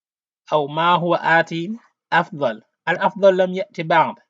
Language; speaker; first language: Arabic; non-native, fluent; Wolof